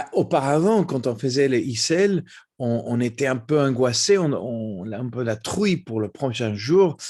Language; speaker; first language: French; non-native, fluent; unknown